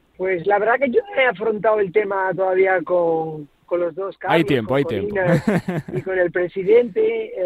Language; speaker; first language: Spanish; native; Spanish